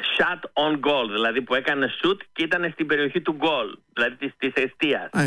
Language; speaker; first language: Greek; early bilingual, heritage; Greek